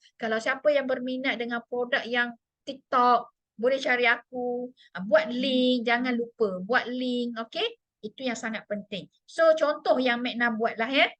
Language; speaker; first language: Malay; non-native, local second language; Chinese